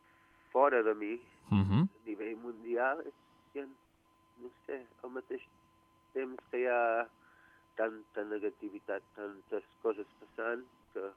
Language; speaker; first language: Catalan; early bilingual, heritage; Catalan